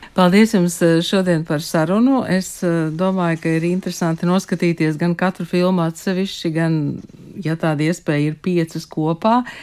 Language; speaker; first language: Latvian; native; Latvian